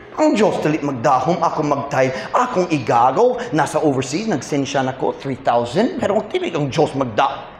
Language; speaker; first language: Cebuano; non-native, fluent; English